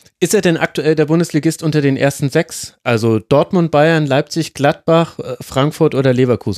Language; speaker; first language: German; native; German